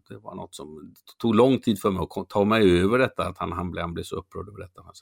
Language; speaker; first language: Swedish; native; Swedish